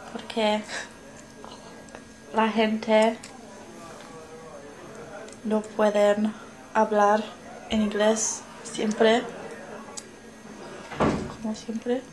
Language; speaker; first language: Spanish; non-native, learner; English